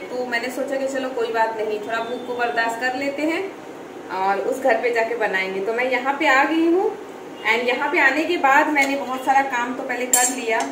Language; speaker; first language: Hindi; non-native, local second language; Bangla